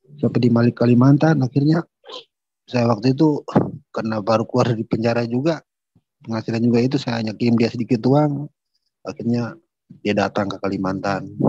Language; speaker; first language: Indonesian; native; Indonesian